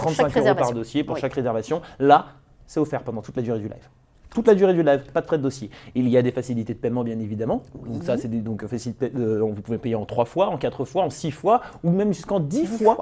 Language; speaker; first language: French; native; French